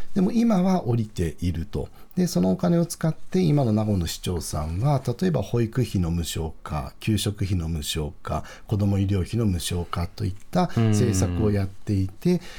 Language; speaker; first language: Japanese; native; Japanese